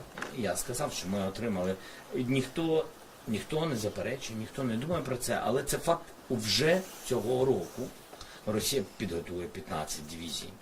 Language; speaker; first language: Ukrainian; non-native, local second language; Russian